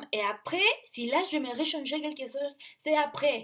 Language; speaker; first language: French; non-native, learner; Spanish